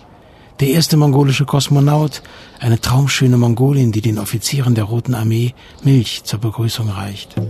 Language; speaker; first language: German; native; German